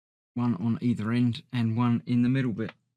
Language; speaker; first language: English; native; English